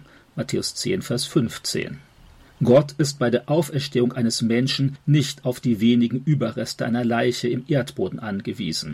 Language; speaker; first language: German; native; German